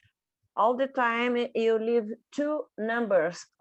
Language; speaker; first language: English; non-native, learner; Portuguese